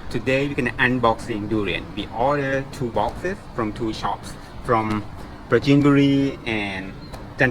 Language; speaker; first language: English; non-native, fluent; Thai